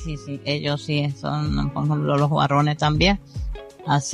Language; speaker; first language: Spanish; non-native, local second language; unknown